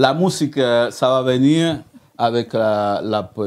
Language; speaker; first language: French; non-native, learner; Spanish